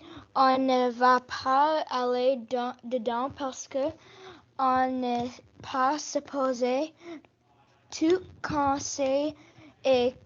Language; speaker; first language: French; non-native, learner; English